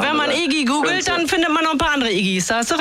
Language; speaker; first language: German; native; German